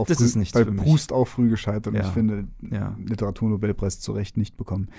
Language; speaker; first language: German; native; German